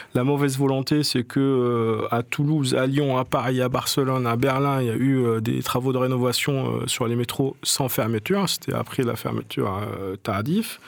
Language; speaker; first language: French; native; French